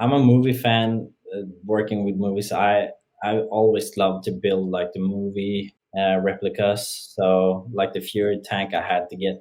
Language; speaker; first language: English; non-native, fluent; Norwegian